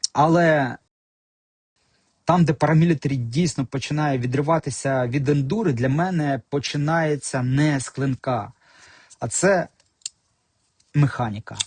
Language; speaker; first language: Ukrainian; native; Ukrainian